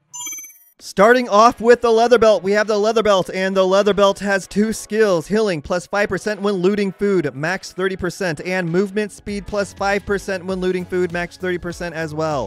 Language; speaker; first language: English; native; English